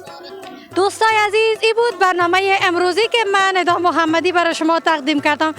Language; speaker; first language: Persian; native; Persian